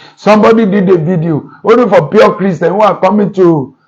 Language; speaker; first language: English; non-native, local second language; Yoruba